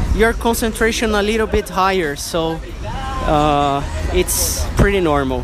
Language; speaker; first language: English; non-native, fluent; Portuguese